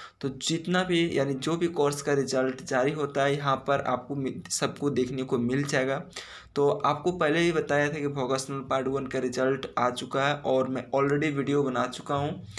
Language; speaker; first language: Hindi; native; Hindi